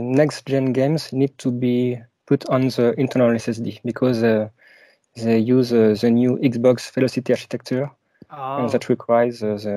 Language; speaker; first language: English; non-native, fluent; French